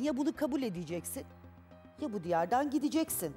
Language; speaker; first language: Turkish; native; Turkish